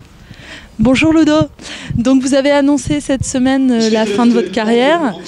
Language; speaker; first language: French; native; French